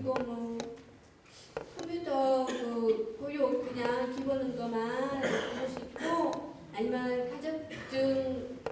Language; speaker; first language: Korean; non-native, learner; Vietnamese